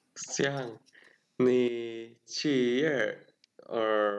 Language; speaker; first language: Chinese; non-native, learner; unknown